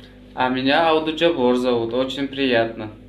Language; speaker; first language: Russian; non-native, local second language; Tajik